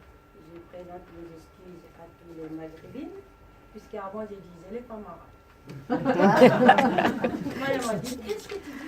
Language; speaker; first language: French; non-native, learner; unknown